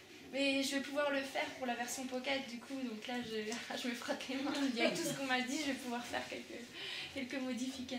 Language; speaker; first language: French; native; French